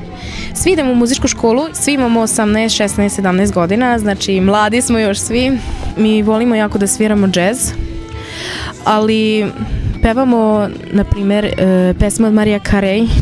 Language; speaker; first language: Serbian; non-native, local second language; Hungarian